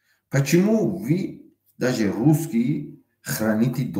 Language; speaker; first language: Russian; non-native, fluent; Tajik